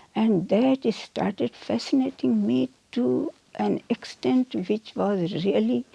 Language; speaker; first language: English; non-native, local second language; Urdu